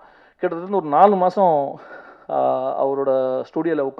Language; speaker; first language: Tamil; native; Tamil